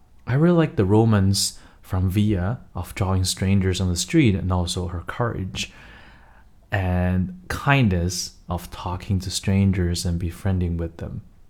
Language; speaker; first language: English; non-native, fluent; Chinese